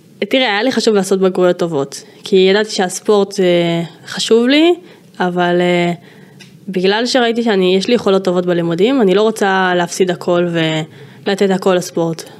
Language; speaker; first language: Hebrew; native; Hebrew